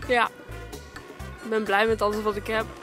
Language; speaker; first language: Dutch; non-native, learner; Ukrainian